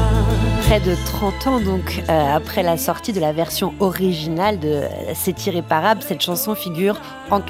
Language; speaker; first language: French; native; French